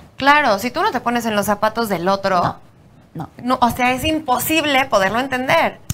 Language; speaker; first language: Spanish; native; Spanish